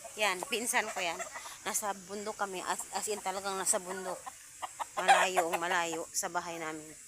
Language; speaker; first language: Filipino; non-native, local second language; Cebuano